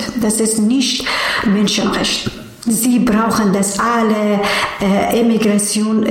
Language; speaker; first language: German; non-native, learner; Persian